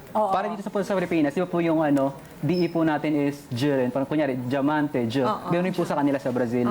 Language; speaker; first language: Filipino; native; Filipino